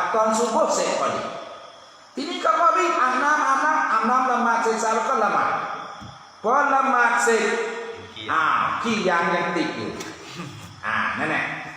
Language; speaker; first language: Thai; non-native, local second language; Pattani Malay